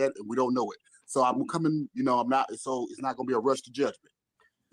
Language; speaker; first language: English; native; English